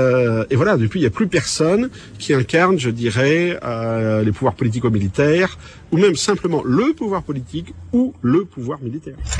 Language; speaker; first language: French; native; French